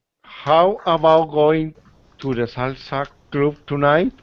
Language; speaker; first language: English; non-native, learner; Spanish